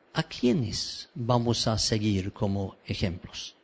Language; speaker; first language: Spanish; non-native, fluent; English